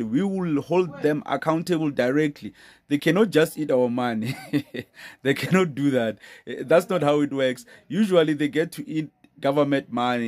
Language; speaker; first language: English; non-native, local second language; Zulu